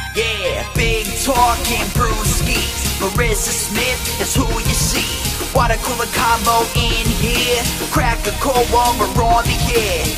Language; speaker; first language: English; native; English